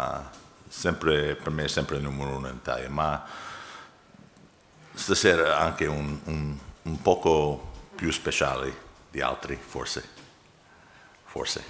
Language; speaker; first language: Italian; non-native, learner; English